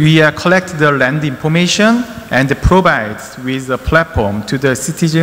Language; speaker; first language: English; non-native, learner; Korean